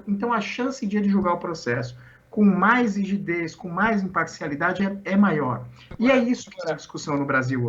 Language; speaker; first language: Portuguese; native; Portuguese